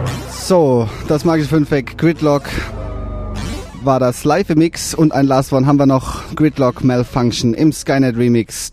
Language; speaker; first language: German; native; German